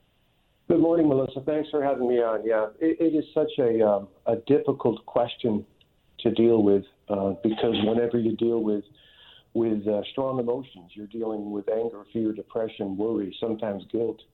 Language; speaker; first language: English; native; English